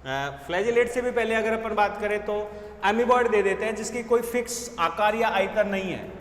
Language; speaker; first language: Hindi; native; Hindi